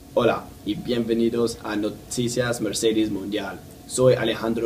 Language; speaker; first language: Spanish; non-native, learner; English